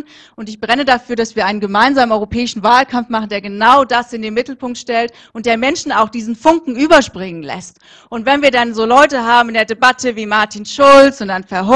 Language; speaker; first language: German; native; German